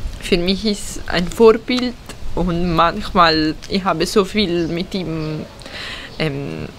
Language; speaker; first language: German; early bilingual, heritage; Italian